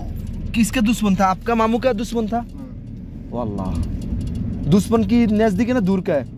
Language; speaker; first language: Hindi; non-native, learner; Bangla